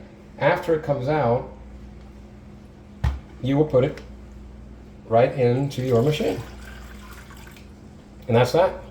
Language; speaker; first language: English; native; English